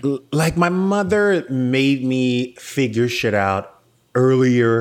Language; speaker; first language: English; native; English